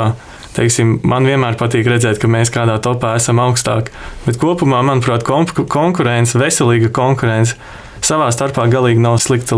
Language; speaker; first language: Latvian; native; Latvian